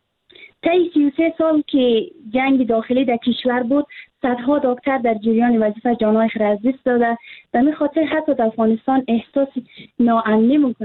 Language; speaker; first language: Persian; native; Persian